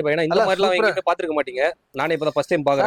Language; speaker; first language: Tamil; native; Tamil